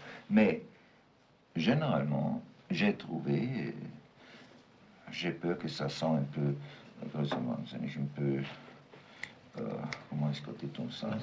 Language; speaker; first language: French; non-native, fluent; German